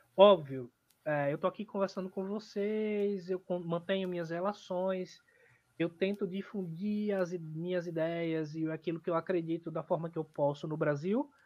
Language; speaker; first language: Portuguese; native; Portuguese